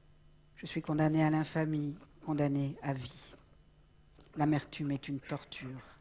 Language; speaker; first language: French; native; French